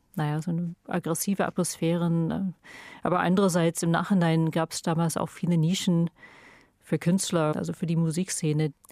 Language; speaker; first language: German; non-native, fluent; English